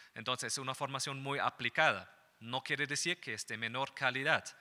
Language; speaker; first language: Spanish; non-native, fluent; German